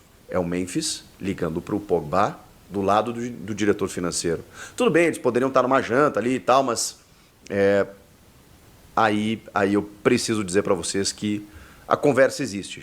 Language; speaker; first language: Portuguese; native; Portuguese